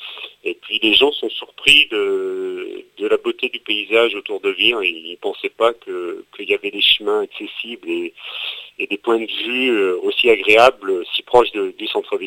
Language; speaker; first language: French; native; French